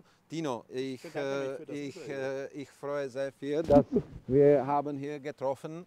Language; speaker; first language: German; non-native, learner; Czech